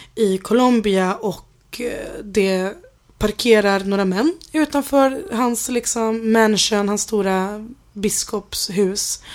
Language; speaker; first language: Swedish; early bilingual, other home language; Spanish